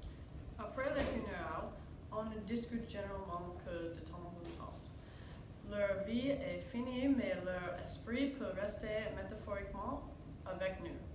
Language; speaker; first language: French; non-native, learner; English